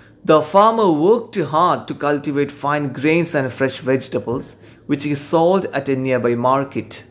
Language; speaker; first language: English; non-native, local second language; Malayalam